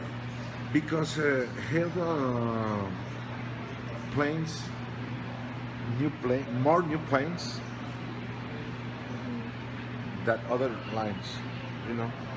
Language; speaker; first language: English; non-native, learner; Spanish